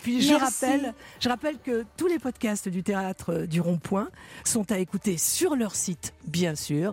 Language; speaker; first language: French; native; French